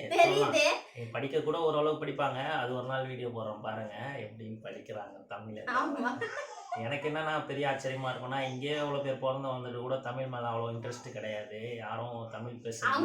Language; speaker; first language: Tamil; native; Tamil